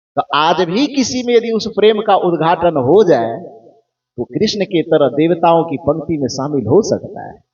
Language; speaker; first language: Hindi; native; Hindi